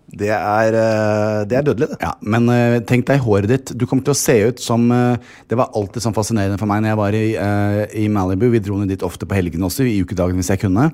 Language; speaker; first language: Norwegian; native; Norwegian